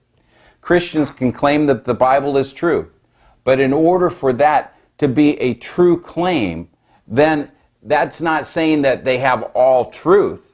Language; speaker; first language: English; native; English